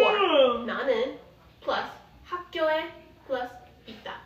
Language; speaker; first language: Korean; non-native, learner; English